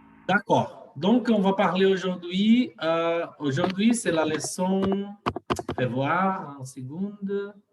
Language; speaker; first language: French; non-native, fluent; Portuguese